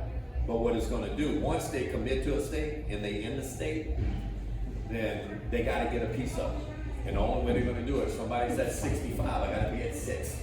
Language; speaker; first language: English; native; English